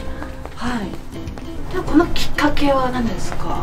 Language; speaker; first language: Japanese; non-native, fluent; Cantonese